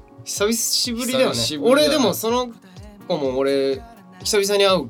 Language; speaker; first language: Japanese; native; Japanese